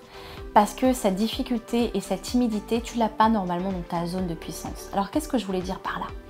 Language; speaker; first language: French; native; French